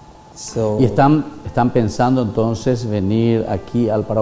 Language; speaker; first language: Spanish; native; Spanish